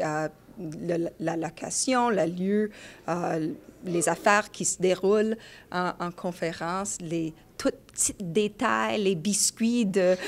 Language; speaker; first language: French; non-native, learner; English